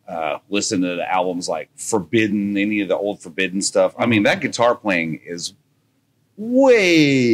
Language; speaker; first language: English; native; English